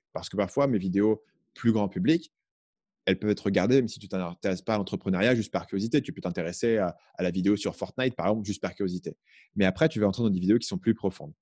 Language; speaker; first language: French; native; French